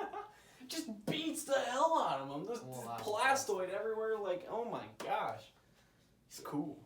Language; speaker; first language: English; native; English